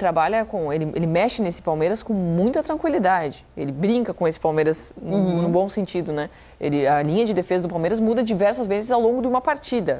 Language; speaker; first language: Portuguese; native; Portuguese